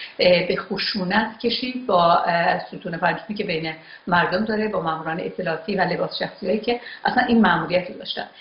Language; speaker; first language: Persian; non-native, local second language; Azerbaijani